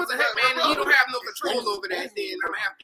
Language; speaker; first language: English; native; English